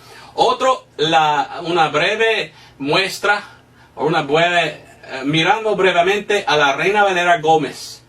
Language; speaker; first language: Spanish; non-native, fluent; English